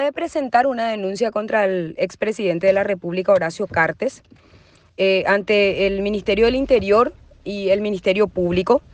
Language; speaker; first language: Spanish; native; Spanish